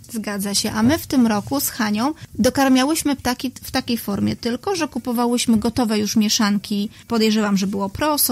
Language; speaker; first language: Polish; native; Polish